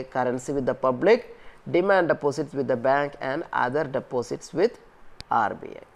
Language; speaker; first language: English; non-native, local second language; Malayalam